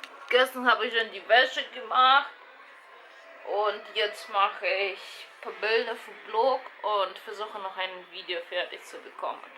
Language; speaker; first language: German; non-native, fluent; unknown